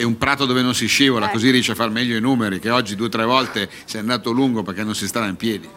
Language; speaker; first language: Italian; native; Italian